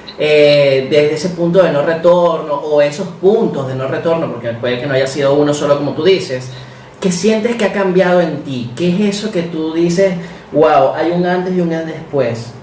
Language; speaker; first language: Spanish; native; Spanish